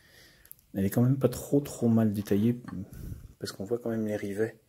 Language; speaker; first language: French; native; French